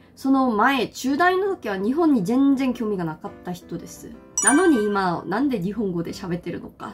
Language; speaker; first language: Japanese; non-native, fluent; Korean